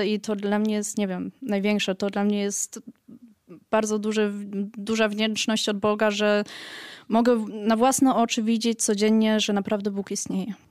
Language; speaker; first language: Polish; early bilingual, heritage; Polish